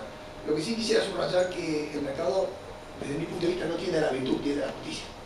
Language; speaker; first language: Spanish; native; Spanish